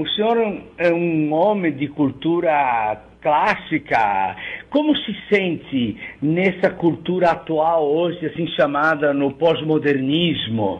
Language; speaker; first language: Portuguese; non-native, fluent; Italian